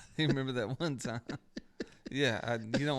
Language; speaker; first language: English; native; English